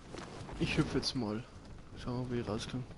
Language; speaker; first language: German; native; German